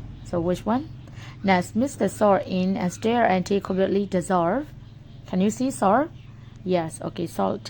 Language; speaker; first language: English; non-native, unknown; Burmese